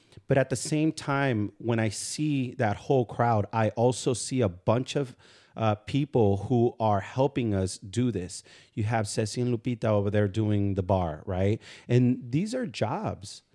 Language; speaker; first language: English; early bilingual, other home language; Spanish